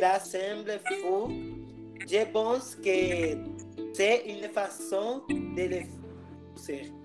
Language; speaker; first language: French; non-native, learner; Spanish